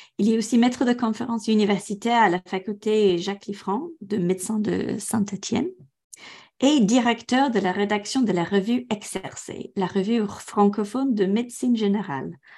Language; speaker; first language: French; non-native, fluent; English